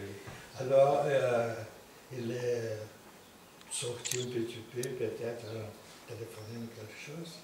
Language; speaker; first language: French; non-native, fluent; Portuguese